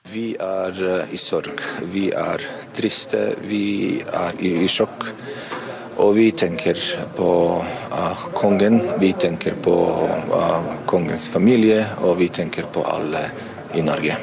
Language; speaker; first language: Norwegian; non-native, fluent; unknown